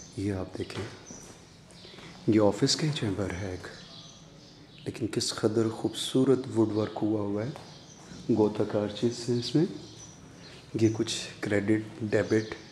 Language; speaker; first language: Urdu; non-native, local second language; Punjabi